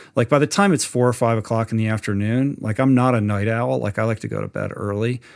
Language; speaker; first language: English; native; English